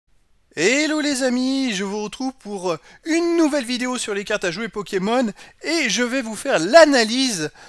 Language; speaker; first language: French; native; French